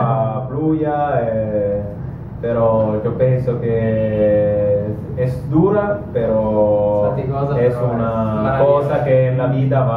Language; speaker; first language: Spanish; non-native, learner; Italian